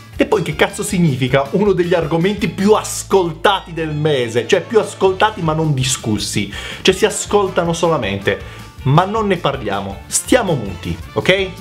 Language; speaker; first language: Italian; early bilingual, other home language; Macedonian